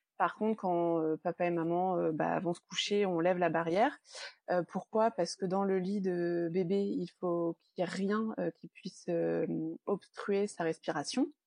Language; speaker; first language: French; native; French